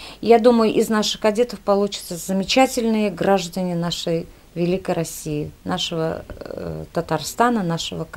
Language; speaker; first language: Russian; native; Russian